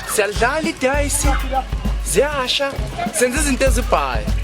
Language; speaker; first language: Zulu; native; Zulu